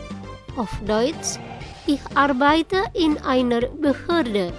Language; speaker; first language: German; non-native, learner; Indonesian